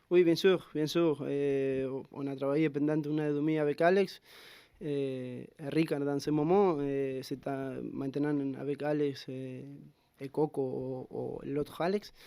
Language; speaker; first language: French; non-native, fluent; Spanish